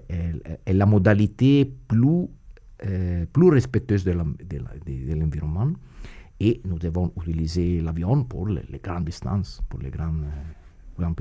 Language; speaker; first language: French; non-native, fluent; Italian